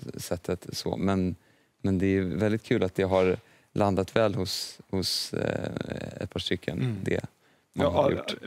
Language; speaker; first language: Swedish; native; Swedish